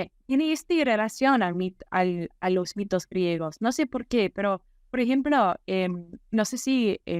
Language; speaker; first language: Spanish; non-native, fluent; English